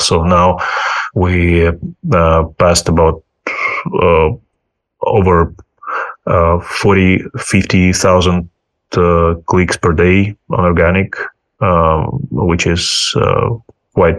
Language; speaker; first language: English; non-native, fluent; Ukrainian